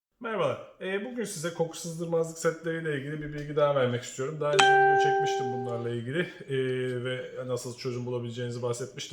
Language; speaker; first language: Turkish; native; Turkish